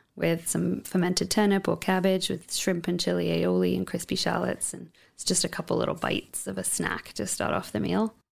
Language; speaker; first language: English; native; English